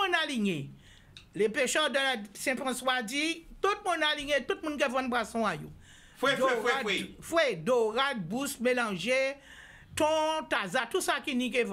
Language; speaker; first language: French; non-native, local second language; Guadeloupean Creole French